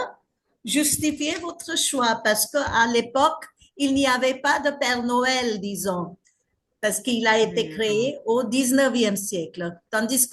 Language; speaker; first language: French; non-native, fluent; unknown